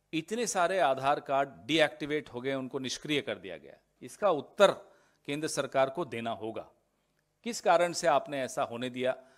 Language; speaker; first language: Hindi; native; Hindi